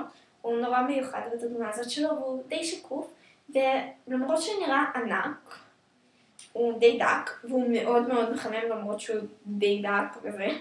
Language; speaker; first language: Hebrew; native; Hebrew